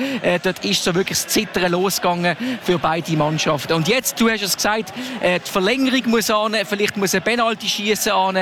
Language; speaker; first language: German; native; German